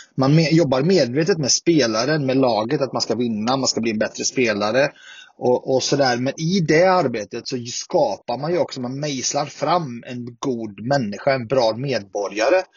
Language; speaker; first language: Swedish; early bilingual, other home language; Arabic